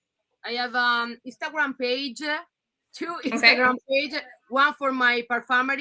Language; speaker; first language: English; non-native, learner; Italian